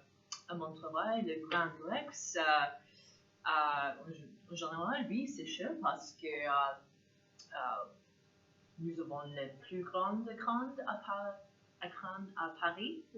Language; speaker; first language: French; non-native, learner; English